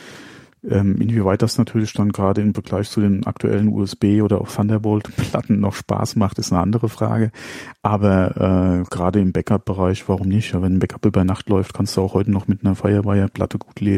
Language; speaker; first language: German; native; German